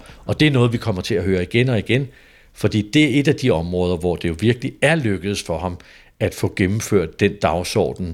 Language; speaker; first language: Danish; native; Danish